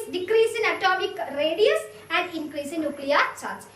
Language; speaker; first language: English; non-native, local second language; Malayalam